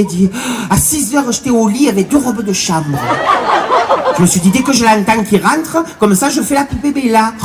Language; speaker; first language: French; native; French